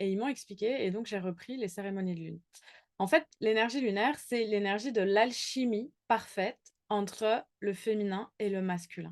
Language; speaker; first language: French; native; French